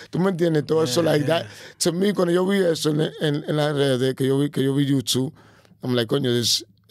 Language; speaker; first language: Spanish; early bilingual, heritage; Spanish